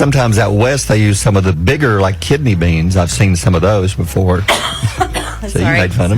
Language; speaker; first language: English; native; English